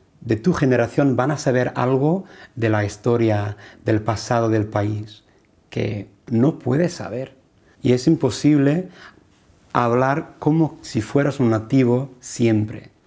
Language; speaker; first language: Spanish; non-native, fluent; English